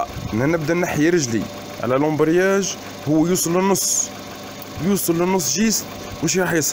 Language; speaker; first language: Arabic; native; Arabic